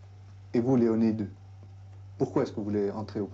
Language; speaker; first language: French; native; French